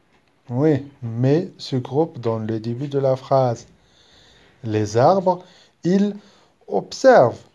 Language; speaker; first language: French; non-native, local second language; Arabic